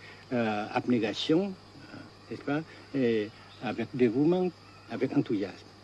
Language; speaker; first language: French; non-native, fluent; Vietnamese